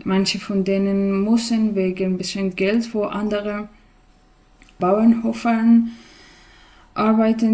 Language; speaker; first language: German; non-native, learner; Persian